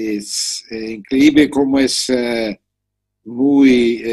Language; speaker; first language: Spanish; non-native, learner; Portuguese